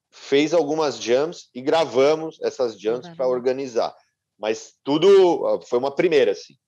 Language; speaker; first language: Portuguese; native; Portuguese